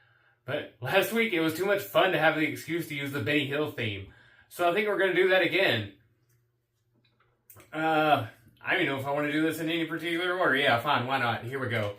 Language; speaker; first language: English; native; English